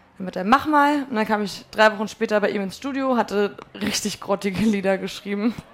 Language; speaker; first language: German; early bilingual, other home language; Polish